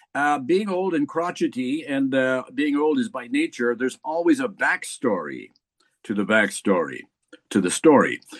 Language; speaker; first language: English; native; English